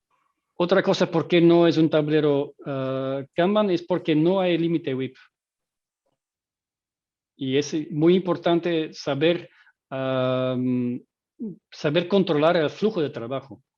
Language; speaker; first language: Spanish; non-native, fluent; Dutch